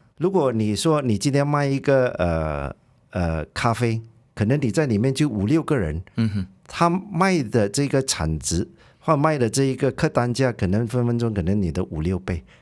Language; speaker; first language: Chinese; native; Chinese